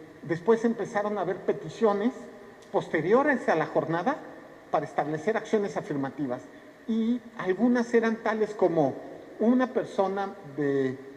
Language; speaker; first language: Spanish; native; Spanish